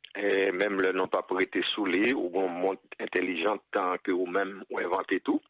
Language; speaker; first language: French; non-native, local second language; Haitian Creole